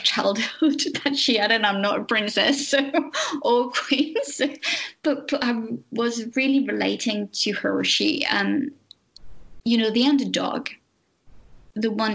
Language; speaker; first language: English; non-native, fluent; French